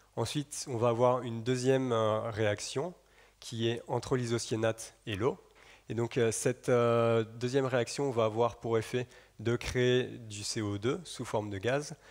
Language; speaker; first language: French; native; French